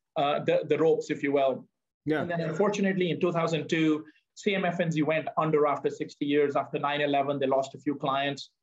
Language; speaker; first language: English; non-native, local second language; Punjabi